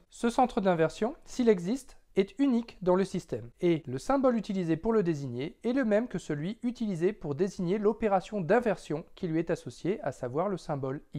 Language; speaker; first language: French; native; French